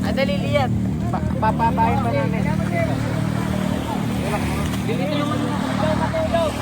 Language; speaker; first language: Filipino; native; Filipino